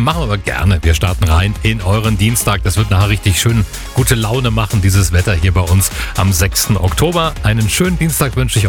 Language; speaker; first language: German; native; German